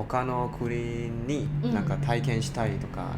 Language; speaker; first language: Japanese; non-native, learner; Cantonese